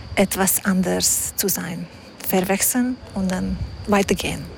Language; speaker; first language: German; non-native, fluent; Hungarian